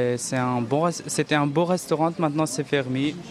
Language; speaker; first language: French; non-native, learner; Persian